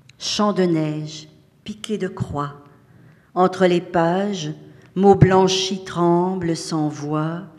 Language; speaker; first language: French; native; French